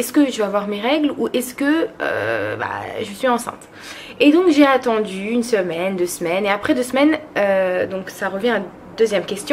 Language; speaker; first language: French; early bilingual, other home language; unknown